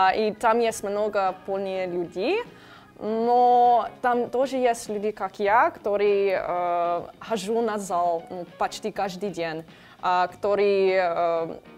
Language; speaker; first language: Russian; non-native, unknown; English